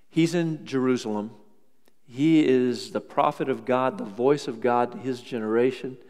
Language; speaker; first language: English; native; English